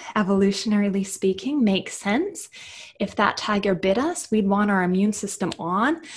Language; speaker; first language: English; native; English